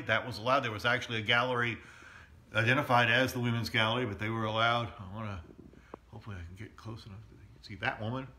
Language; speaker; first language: English; native; English